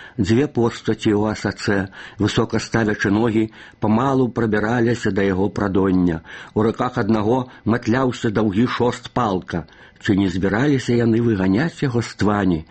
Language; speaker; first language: Belarusian; native; Belarusian